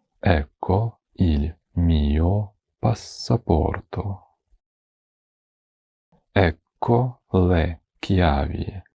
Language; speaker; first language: Italian; non-native, fluent; Ukrainian